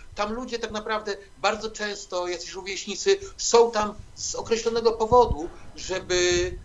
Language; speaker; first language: Polish; native; Polish